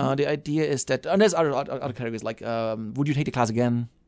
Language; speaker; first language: English; non-native, fluent; German